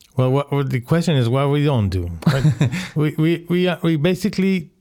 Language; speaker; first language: English; non-native, fluent; Spanish